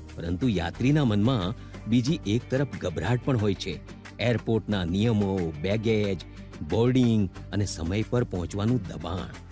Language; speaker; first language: Gujarati; native; Gujarati